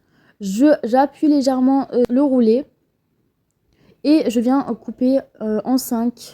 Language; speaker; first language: French; native; French